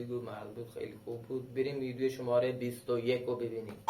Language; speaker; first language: Persian; non-native, local second language; Baluchi